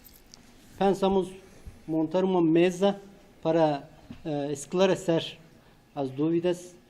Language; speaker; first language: Portuguese; non-native, fluent; Turkish